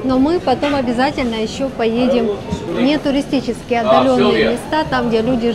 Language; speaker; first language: Russian; native; Russian